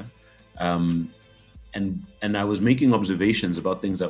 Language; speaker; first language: English; non-native, local second language; Nyanja